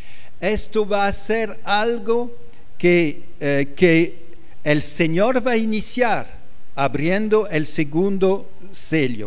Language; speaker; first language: Spanish; non-native, fluent; French